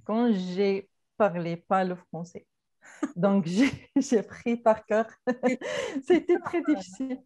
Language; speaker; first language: French; non-native, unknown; Arabic